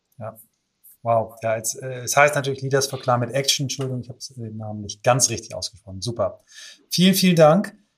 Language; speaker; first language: German; native; German